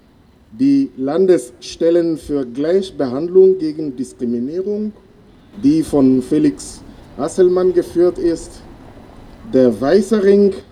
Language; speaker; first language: German; non-native, fluent; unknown